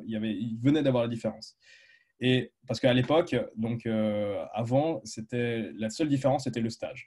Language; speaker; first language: French; native; French